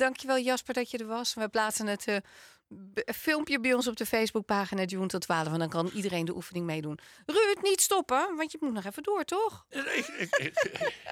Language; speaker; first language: Dutch; native; Dutch